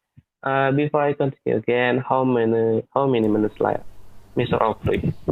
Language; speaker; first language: English; non-native, learner; Indonesian